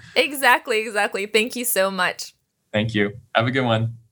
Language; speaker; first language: English; early bilingual, other home language; Persian